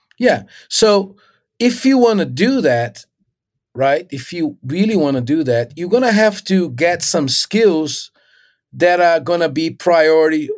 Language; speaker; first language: English; non-native, fluent; Portuguese